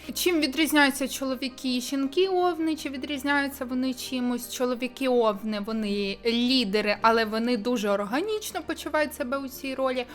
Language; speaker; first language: Ukrainian; native; Ukrainian